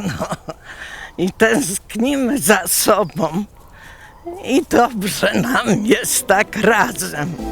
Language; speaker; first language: Polish; native; Polish